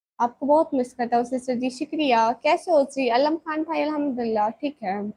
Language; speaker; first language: Urdu; non-native, local second language; Punjabi